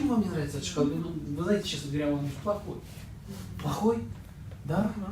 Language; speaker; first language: Russian; non-native, fluent; French